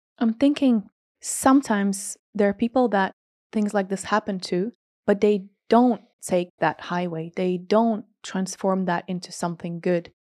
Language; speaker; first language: English; non-native, fluent; Latvian